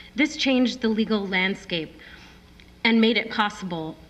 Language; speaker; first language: English; native; English